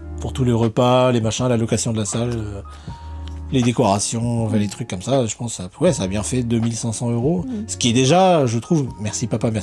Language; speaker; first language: French; native; French